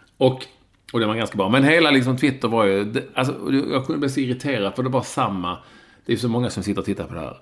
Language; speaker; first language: Swedish; native; Swedish